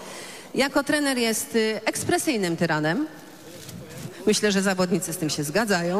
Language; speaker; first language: Polish; native; Polish